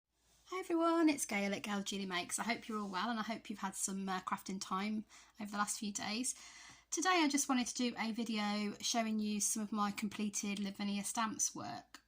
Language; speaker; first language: English; native; English